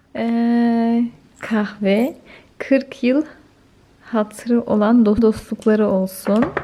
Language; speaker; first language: Turkish; early bilingual, heritage; Turkish